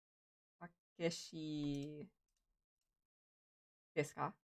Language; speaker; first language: Japanese; non-native, learner; English